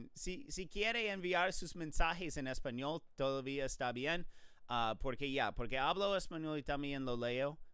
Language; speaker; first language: Spanish; non-native, learner; English